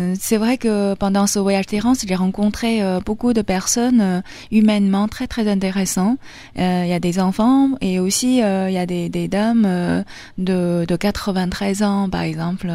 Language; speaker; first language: French; non-native, fluent; Chinese